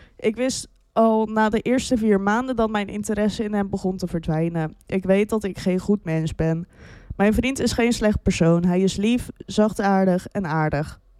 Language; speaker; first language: Dutch; native; Dutch